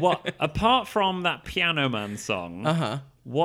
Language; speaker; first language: English; native; English